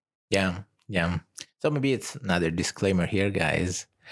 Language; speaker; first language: English; non-native, fluent; Italian